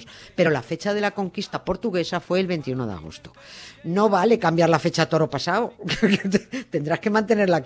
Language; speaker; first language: Spanish; native; Spanish